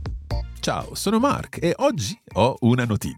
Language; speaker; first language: Italian; non-native, fluent; English